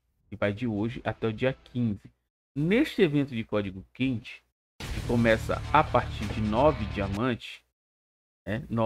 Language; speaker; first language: Portuguese; native; Portuguese